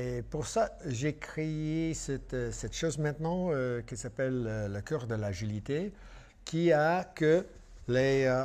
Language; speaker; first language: French; non-native, fluent; English